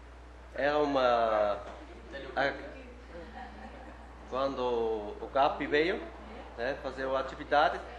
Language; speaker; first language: Portuguese; non-native, fluent; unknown